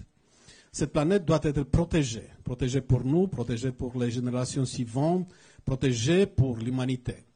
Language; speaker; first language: French; non-native, fluent; Romanian